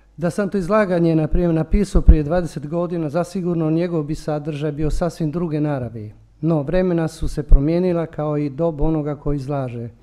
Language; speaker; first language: Croatian; non-native, local second language; Italian